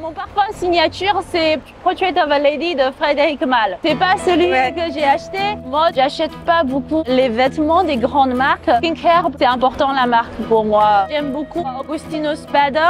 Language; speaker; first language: French; non-native, fluent; Chinese